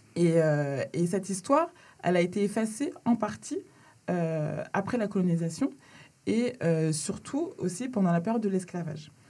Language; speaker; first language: French; early bilingual, other home language; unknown